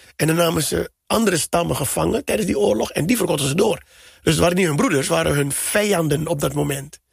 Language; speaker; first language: Dutch; native; Dutch